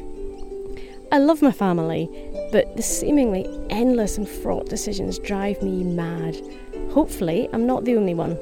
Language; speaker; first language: English; native; English